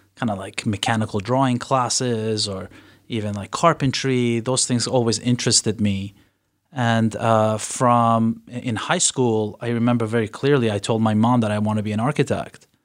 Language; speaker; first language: English; early bilingual, other home language; Persian